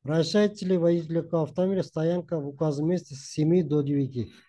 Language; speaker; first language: Russian; non-native, local second language; Kazakh